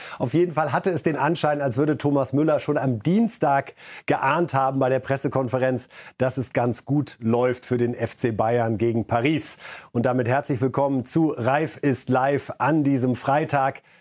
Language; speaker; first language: German; native; German